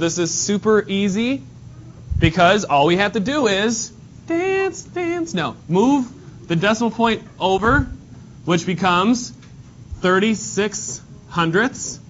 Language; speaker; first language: English; native; English